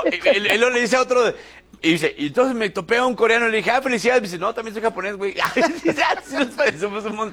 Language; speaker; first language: Spanish; native; Spanish